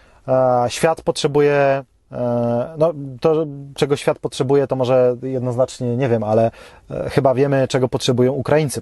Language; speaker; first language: Polish; native; Polish